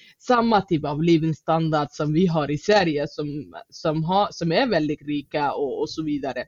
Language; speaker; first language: Swedish; non-native, fluent; Somali